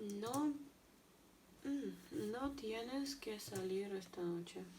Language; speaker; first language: Spanish; non-native, learner; Russian